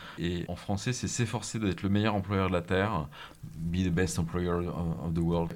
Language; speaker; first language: French; native; French